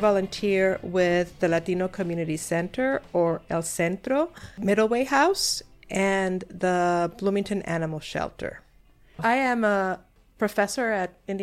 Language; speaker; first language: English; non-native, fluent; Spanish